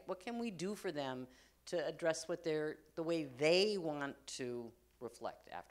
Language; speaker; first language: English; native; English